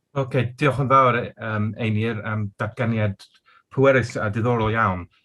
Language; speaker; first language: Welsh; non-native, local second language; English